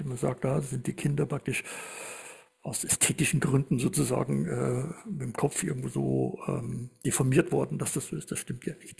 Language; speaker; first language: German; native; German